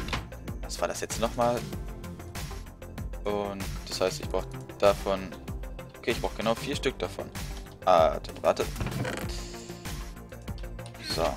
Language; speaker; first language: German; native; German